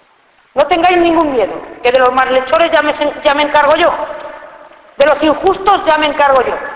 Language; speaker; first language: Spanish; native; Spanish